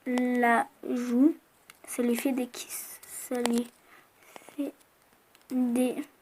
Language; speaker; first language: French; native; French